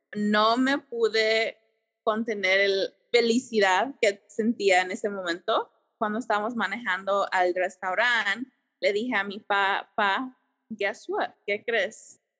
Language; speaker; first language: Spanish; early bilingual, heritage; Spanish